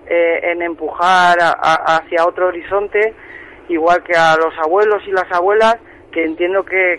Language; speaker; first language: Spanish; native; Spanish